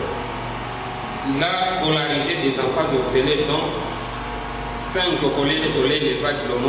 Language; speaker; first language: French; non-native, local second language; Swahili